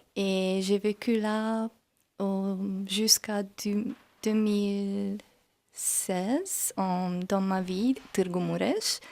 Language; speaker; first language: French; non-native, learner; Hungarian